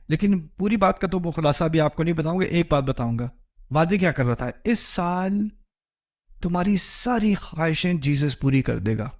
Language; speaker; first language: Urdu; early bilingual, heritage; Urdu